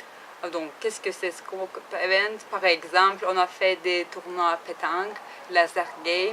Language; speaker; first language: French; non-native, learner; Turkish